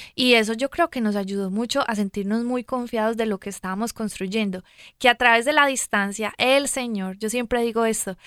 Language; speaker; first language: Spanish; native; Spanish